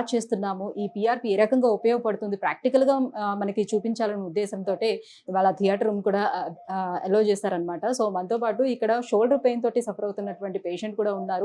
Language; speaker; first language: Telugu; native; Telugu